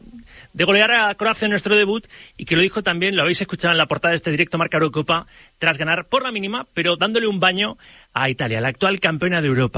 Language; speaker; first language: Spanish; native; Spanish